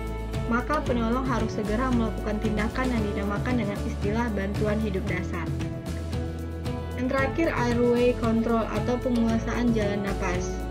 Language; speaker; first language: Indonesian; native; Indonesian